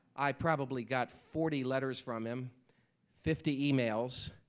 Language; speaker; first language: English; native; English